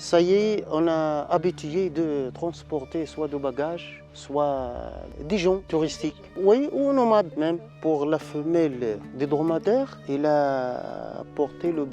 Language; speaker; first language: French; non-native, learner; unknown